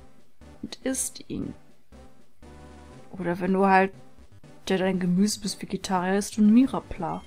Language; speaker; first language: German; native; German